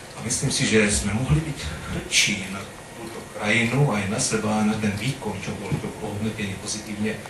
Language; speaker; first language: Slovak; non-native, local second language; Hungarian